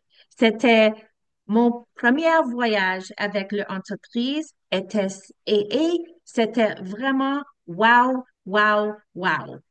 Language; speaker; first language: French; non-native, learner; English